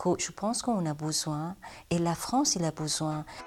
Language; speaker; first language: French; non-native, learner; Persian